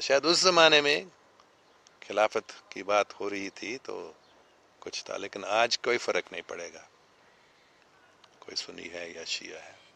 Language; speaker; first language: Hindi; non-native, fluent; English